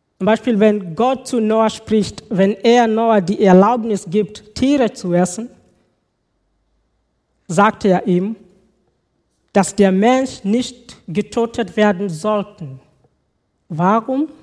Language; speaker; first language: German; non-native, fluent; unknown